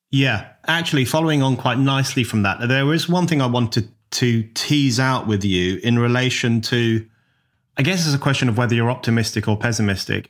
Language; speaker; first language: English; native; English